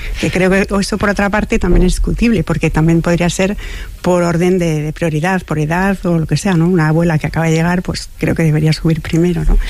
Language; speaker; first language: Spanish; non-native, fluent; French